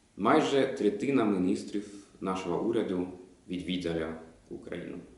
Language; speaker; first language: Ukrainian; non-native, fluent; Swedish